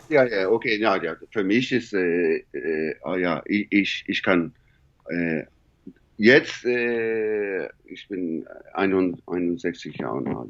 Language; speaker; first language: German; non-native, learner; English